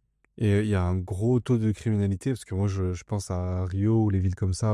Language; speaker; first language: French; native; French